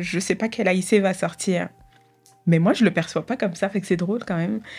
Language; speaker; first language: French; native; French